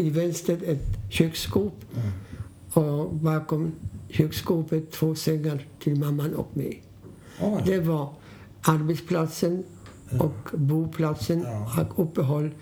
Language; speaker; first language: Swedish; non-native, fluent; Polish